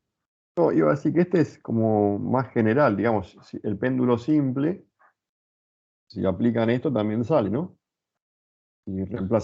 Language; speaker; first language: Spanish; native; Spanish